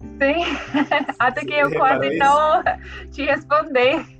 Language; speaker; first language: Portuguese; non-native, learner; English